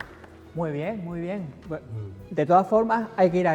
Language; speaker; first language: Spanish; native; Spanish